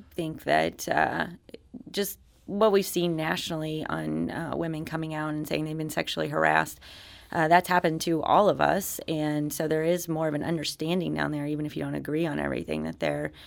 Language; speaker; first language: English; native; English